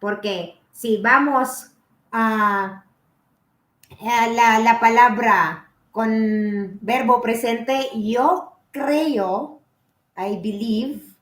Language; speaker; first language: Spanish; non-native, learner; Filipino